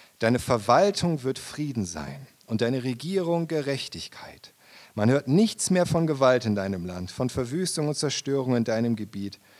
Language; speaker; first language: German; native; German